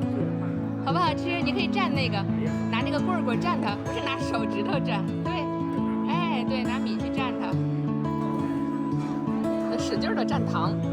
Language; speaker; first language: Chinese; native; Chinese